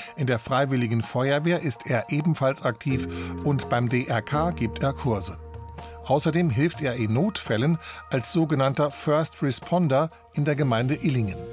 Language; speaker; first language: German; native; German